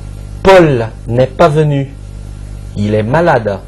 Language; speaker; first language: French; non-native, fluent; Chinese